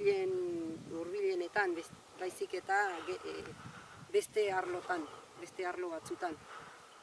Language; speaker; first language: Basque; non-native, fluent; Spanish